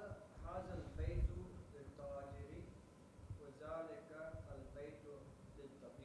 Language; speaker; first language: Arabic; non-native, learner; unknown